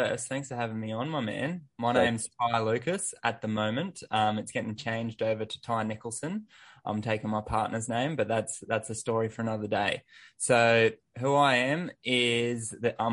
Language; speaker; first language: English; native; English